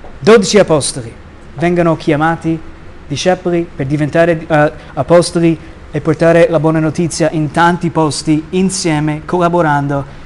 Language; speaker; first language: Italian; non-native, fluent; English